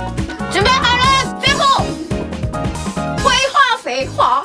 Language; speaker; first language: Chinese; non-native, fluent; Korean